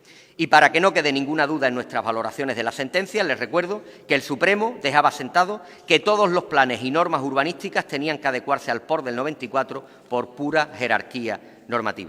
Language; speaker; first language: Spanish; native; Spanish